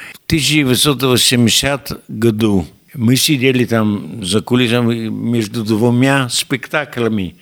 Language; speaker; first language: Russian; non-native, fluent; Yiddish